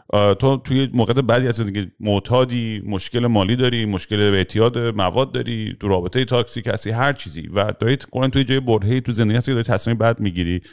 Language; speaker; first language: Persian; early bilingual, heritage; Persian